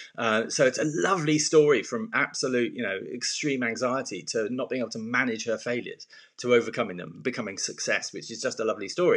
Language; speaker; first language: English; native; English